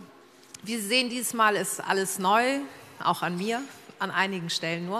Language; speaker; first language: German; native; German